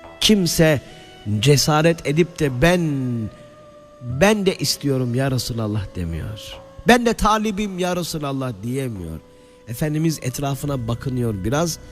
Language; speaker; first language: Turkish; native; Turkish